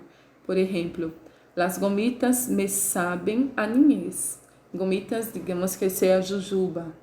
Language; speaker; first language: Spanish; non-native, learner; Portuguese